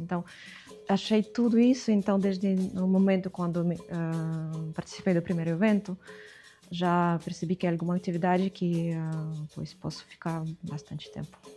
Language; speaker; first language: Portuguese; non-native, fluent; Russian